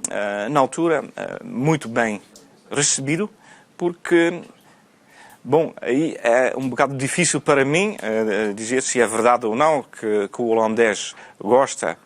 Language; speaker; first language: Portuguese; non-native, fluent; Dutch